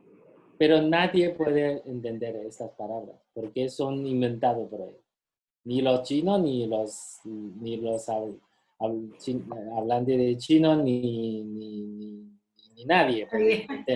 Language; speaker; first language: Spanish; non-native, fluent; Chinese